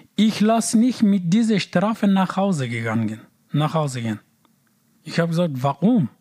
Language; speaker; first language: German; non-native, learner; Persian